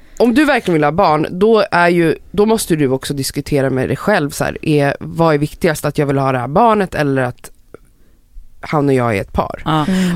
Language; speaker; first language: Swedish; native; Swedish